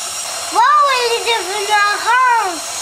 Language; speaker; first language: French; non-native, fluent; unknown